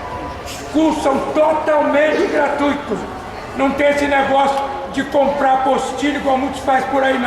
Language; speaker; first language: Portuguese; native; Portuguese